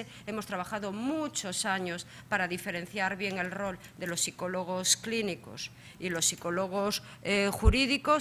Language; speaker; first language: Spanish; native; Spanish